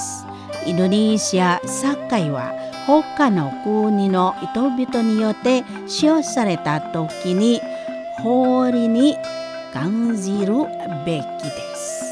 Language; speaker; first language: Japanese; non-native, fluent; Indonesian